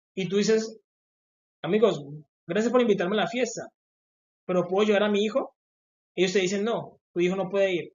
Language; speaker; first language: Spanish; native; Spanish